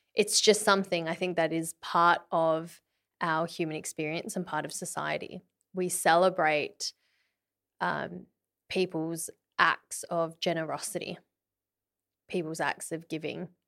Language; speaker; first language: English; early bilingual, other home language; Vietnamese